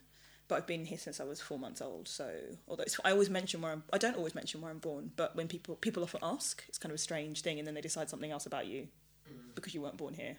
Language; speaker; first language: English; early bilingual, other home language; Yoruba